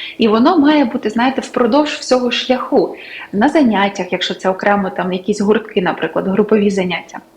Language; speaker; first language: Ukrainian; native; Ukrainian